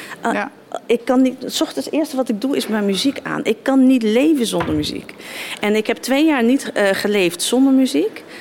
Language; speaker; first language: Dutch; native; Dutch